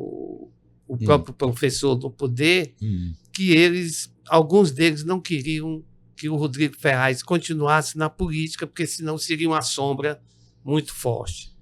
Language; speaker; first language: Portuguese; native; Portuguese